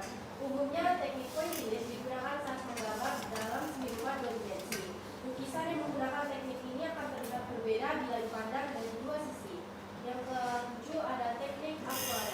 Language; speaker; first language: Indonesian; native; Indonesian